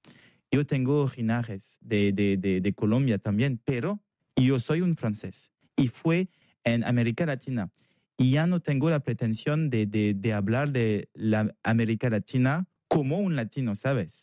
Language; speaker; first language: Spanish; non-native, learner; French